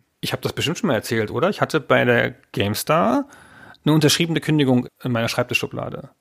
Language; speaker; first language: German; native; German